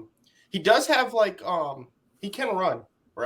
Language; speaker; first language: English; native; English